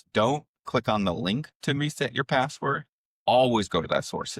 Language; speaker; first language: English; native; English